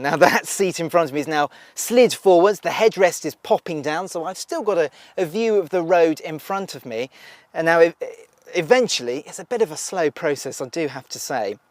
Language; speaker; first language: English; native; English